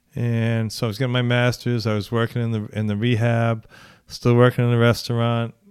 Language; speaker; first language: English; native; English